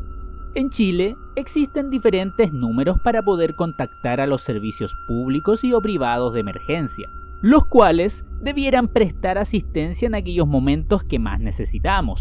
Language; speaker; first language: Spanish; native; Spanish